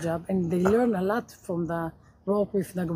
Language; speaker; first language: English; non-native, learner; Hebrew